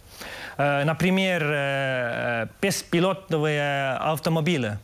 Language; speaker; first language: Russian; non-native, local second language; Estonian